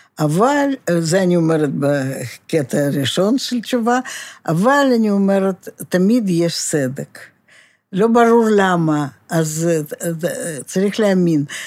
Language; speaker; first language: Hebrew; non-native, fluent; Russian